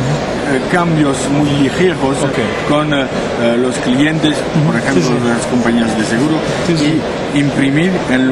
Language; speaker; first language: Spanish; non-native, learner; French